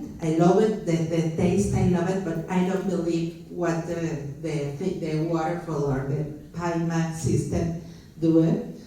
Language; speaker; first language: English; non-native, learner; Spanish